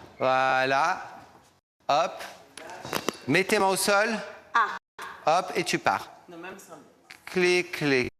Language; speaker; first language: French; native; French